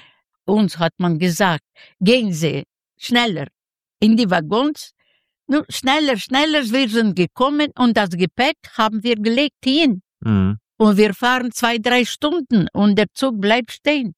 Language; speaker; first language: German; non-native, fluent; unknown